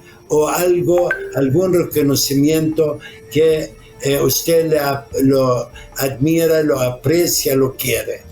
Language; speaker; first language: Spanish; non-native, fluent; Arabic